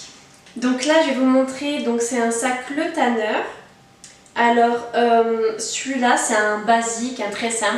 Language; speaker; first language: French; native; French